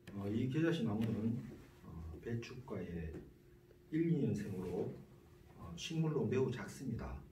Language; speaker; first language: Korean; native; Korean